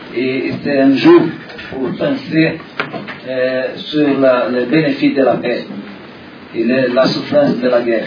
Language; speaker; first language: French; non-native, learner; Portuguese